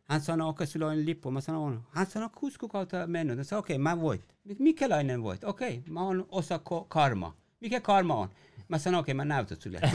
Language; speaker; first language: Finnish; non-native, learner; Persian